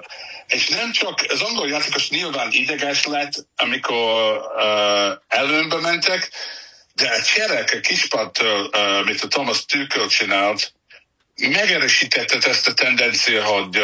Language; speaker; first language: Hungarian; non-native, fluent; English